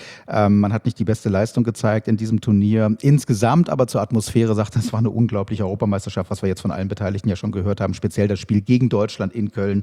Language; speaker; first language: German; native; German